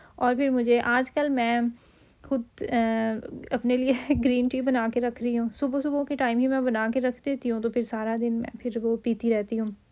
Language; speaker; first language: Urdu; native; Urdu